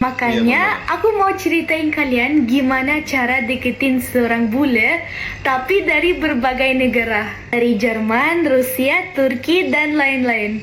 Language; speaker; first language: Indonesian; non-native, fluent; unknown